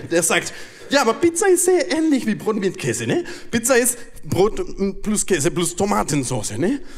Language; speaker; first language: German; non-native, fluent; Spanish